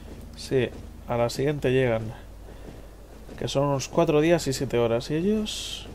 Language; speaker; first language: Spanish; native; Spanish